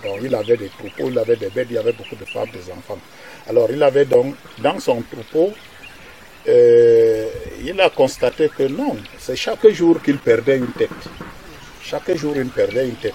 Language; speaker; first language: French; non-native, local second language; Basaa